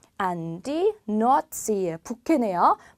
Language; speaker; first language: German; non-native, fluent; Korean